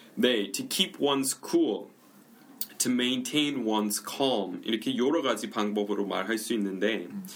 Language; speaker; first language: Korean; non-native, fluent; English